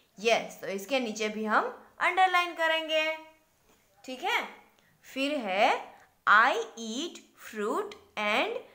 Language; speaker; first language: Hindi; non-native, local second language; Gujarati